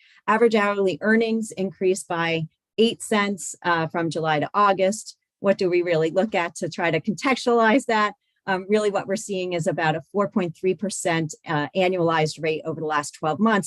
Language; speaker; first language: English; native; English